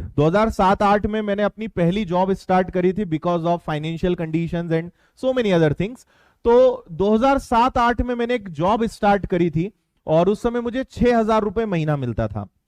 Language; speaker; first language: Hindi; native; Hindi